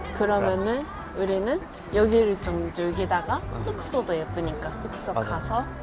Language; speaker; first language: Korean; non-native, learner; Japanese